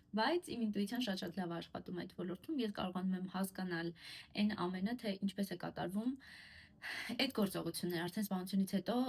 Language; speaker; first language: Armenian; early bilingual, heritage; Armenian